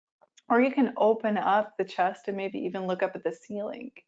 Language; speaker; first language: English; native; English